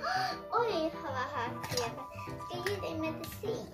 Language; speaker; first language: Swedish; early bilingual, other home language; Hungarian